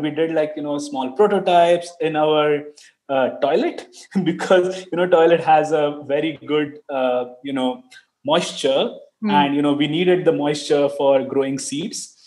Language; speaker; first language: English; non-native, local second language; Marathi